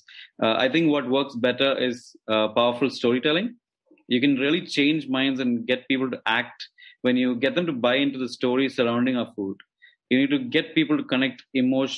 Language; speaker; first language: English; non-native, local second language; Malayalam